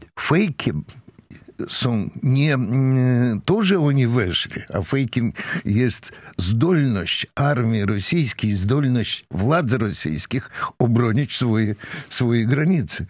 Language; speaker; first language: Polish; non-native, fluent; Russian